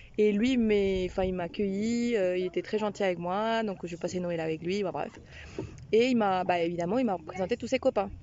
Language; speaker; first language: French; non-native, fluent; Spanish